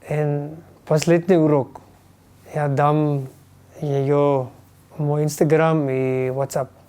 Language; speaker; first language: Russian; non-native, learner; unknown